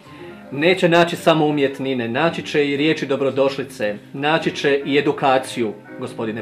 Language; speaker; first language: Croatian; native; Croatian